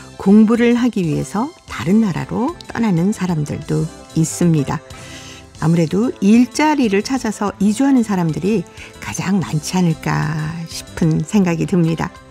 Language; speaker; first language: Korean; native; Korean